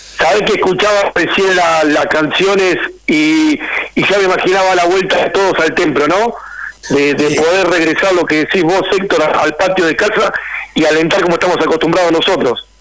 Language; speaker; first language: Spanish; native; Spanish